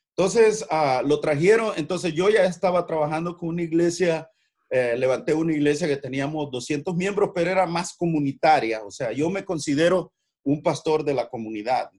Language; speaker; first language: Spanish; native; Spanish